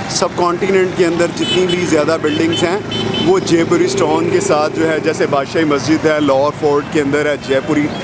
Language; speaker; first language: Urdu; non-native, local second language; Punjabi